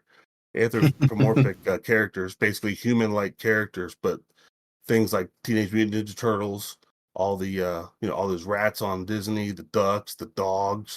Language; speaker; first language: English; native; English